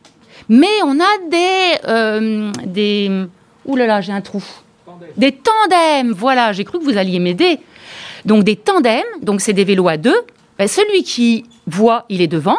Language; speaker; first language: French; native; French